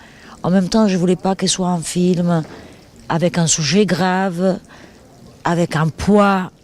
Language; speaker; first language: French; non-native, fluent; Italian